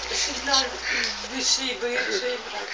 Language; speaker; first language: Turkish; non-native, learner; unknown